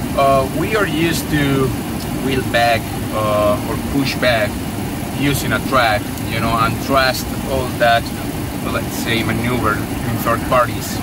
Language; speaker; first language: English; non-native, fluent; Spanish